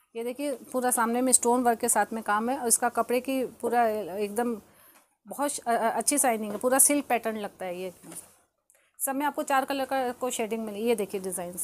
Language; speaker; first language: Hindi; native; Hindi